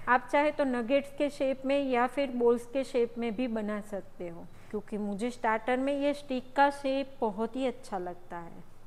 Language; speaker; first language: Hindi; non-native, local second language; Gujarati